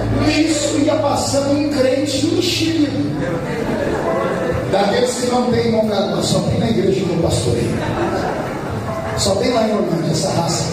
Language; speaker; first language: Portuguese; native; Portuguese